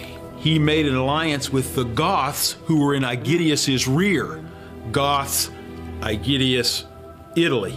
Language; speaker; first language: English; native; English